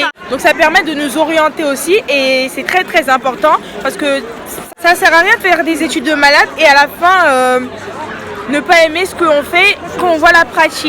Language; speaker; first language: French; native; French